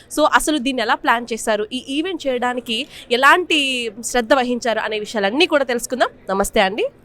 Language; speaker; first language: Telugu; native; Telugu